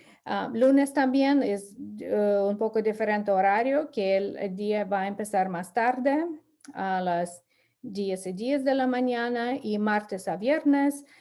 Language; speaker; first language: Spanish; non-native, fluent; English